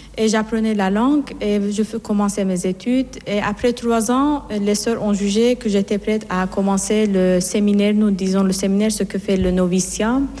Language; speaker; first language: French; non-native, fluent; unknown